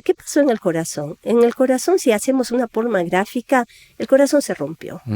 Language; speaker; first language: Spanish; native; Spanish